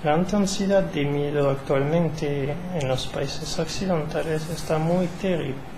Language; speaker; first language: Spanish; non-native, learner; French